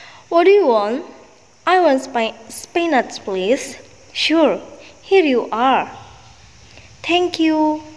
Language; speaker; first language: English; non-native, learner; Indonesian